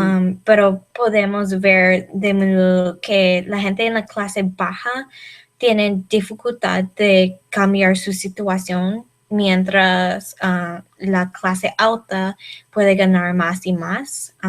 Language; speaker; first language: Spanish; non-native, learner; English